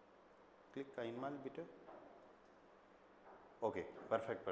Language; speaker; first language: German; non-native, fluent; Hindi